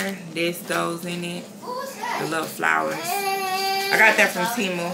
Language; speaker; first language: English; native; English